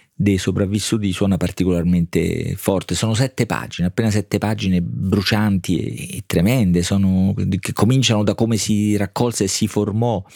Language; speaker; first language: Italian; native; Italian